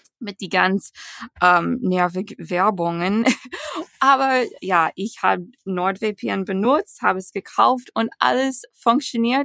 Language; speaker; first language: German; non-native, fluent; English